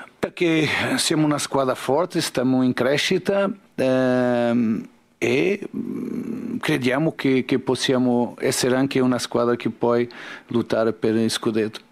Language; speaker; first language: Italian; non-native, learner; Portuguese